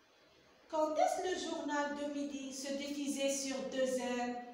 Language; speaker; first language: French; non-native, local second language; Arabic